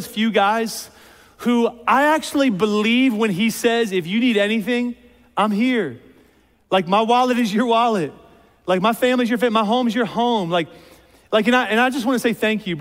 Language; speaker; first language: English; native; English